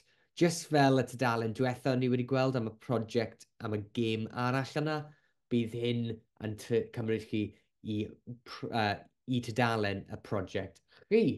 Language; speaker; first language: Welsh; non-native, local second language; English